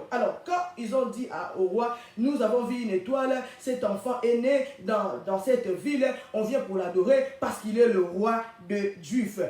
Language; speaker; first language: French; non-native, local second language; Lingala